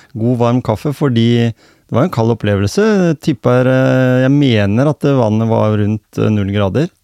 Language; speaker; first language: Norwegian; native; Norwegian